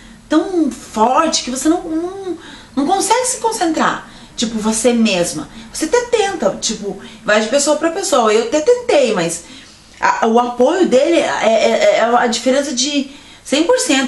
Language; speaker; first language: Portuguese; native; Portuguese